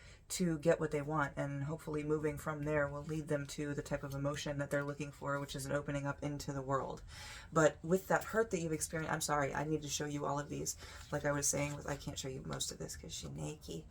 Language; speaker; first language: English; native; English